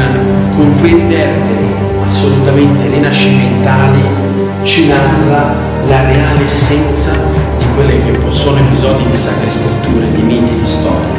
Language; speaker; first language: Italian; native; Italian